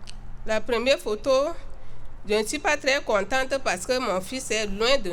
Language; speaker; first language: French; non-native, local second language; Sango